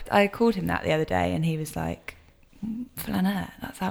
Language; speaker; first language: English; native; English